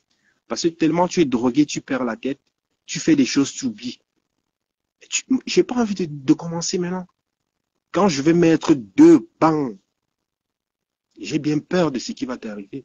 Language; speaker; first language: French; native; French